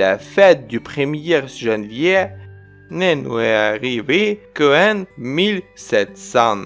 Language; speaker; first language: French; non-native, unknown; Ukrainian